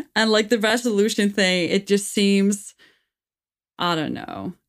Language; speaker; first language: English; non-native, fluent; Icelandic